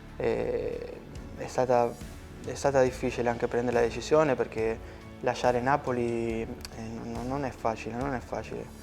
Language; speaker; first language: Italian; non-native, fluent; Spanish